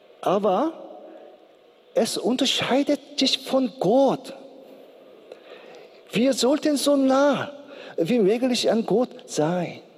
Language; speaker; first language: German; non-native, learner; Korean